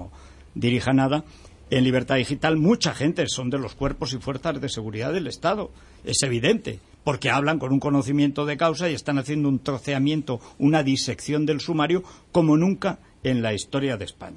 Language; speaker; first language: Spanish; native; Spanish